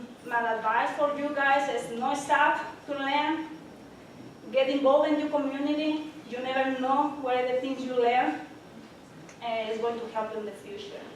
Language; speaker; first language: English; non-native, learner; Spanish